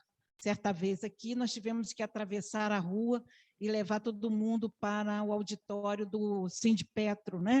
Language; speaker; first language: Portuguese; native; Portuguese